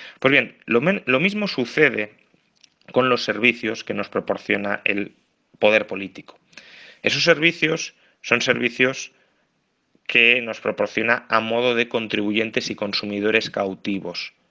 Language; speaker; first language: Spanish; native; Spanish